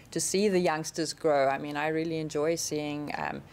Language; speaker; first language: English; native; English